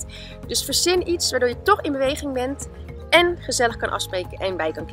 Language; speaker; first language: Dutch; native; Dutch